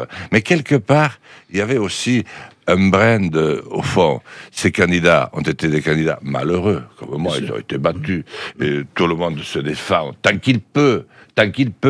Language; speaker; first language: French; native; French